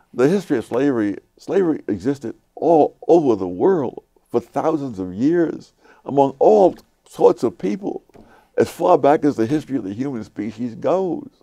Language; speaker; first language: English; native; English